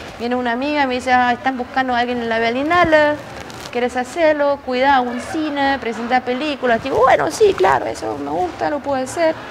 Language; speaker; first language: Spanish; non-native, fluent; German